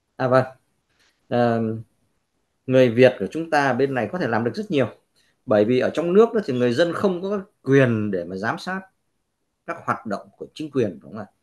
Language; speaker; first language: Vietnamese; native; Vietnamese